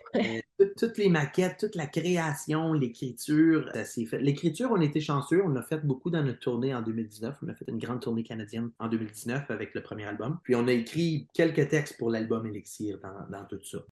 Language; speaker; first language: French; native; French